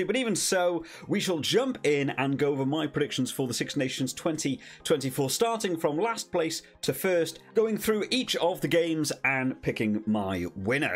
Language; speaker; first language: English; native; English